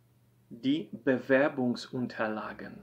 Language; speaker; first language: German; non-native, fluent; Polish